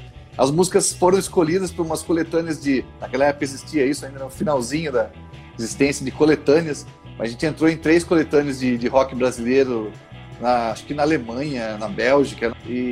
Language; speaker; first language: Portuguese; native; Portuguese